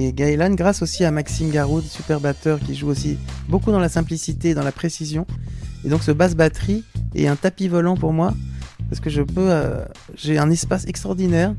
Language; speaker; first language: French; native; French